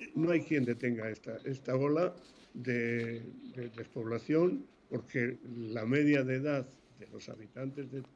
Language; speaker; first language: Spanish; native; Spanish